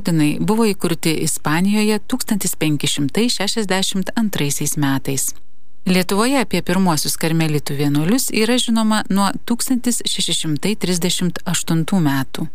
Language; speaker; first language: Lithuanian; native; Lithuanian